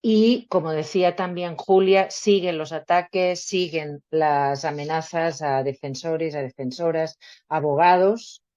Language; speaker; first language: Spanish; native; Spanish